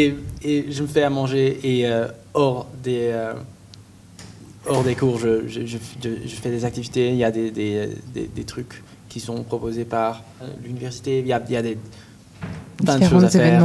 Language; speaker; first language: French; non-native, learner; Dutch